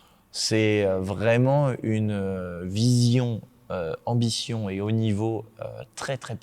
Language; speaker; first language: French; native; French